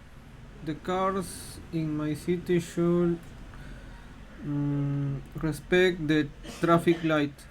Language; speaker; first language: English; non-native, learner; Spanish